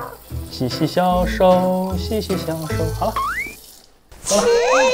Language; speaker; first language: Chinese; native; Chinese